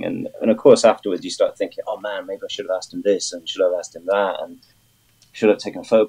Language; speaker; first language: English; native; English